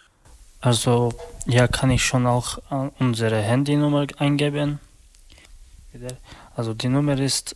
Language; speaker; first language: German; non-native, learner; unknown